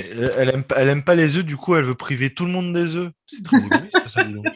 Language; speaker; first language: French; native; French